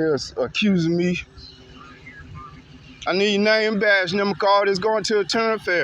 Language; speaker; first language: English; native; English